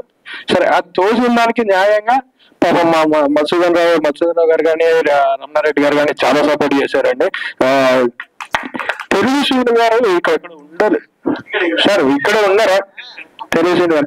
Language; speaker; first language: Telugu; native; Telugu